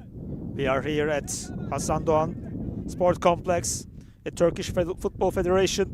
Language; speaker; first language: English; non-native, fluent; Turkish